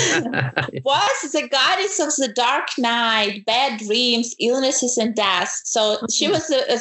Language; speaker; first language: English; non-native, fluent; Ukrainian